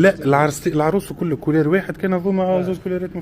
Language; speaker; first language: Arabic; native; Arabic